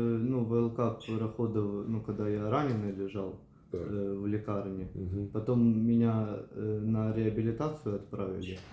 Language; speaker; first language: Ukrainian; non-native, local second language; Russian